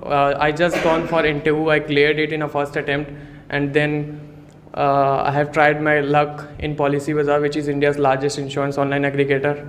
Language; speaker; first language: English; non-native, local second language; Hindi